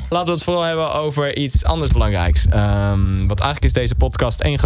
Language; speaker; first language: Dutch; native; Dutch